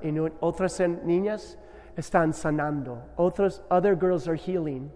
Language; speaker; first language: Spanish; non-native, learner; English